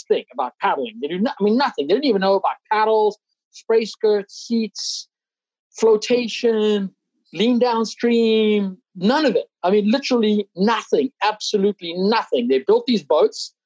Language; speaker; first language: English; native; English